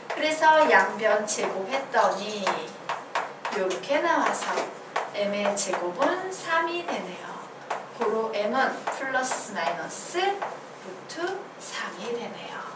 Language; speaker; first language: Korean; native; Korean